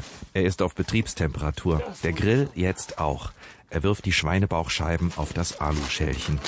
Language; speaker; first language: German; native; German